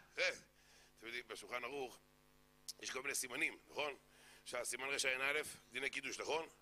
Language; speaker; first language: Hebrew; native; Hebrew